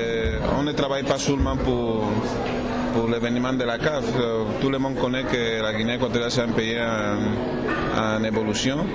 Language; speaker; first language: French; non-native, learner; Spanish